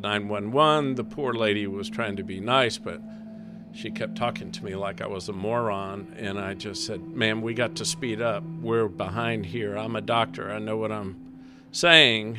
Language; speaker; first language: English; native; English